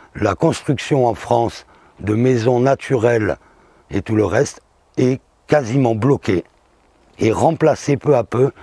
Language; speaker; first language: French; native; French